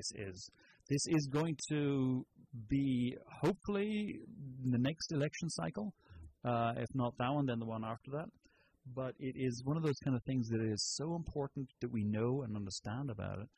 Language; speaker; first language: English; native; English